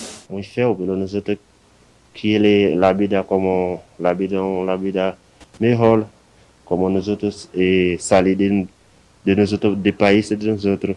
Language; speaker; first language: Spanish; non-native, learner; Haitian Creole